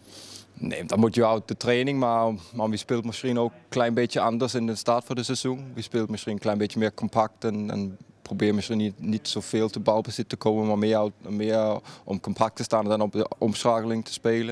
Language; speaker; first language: Dutch; non-native, fluent; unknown